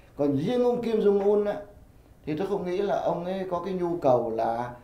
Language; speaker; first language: Vietnamese; native; Vietnamese